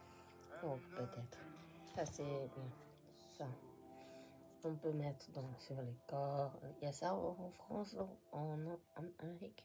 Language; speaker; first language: French; non-native, fluent; Japanese